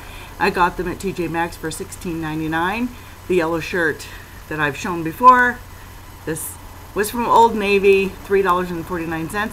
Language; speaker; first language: English; native; English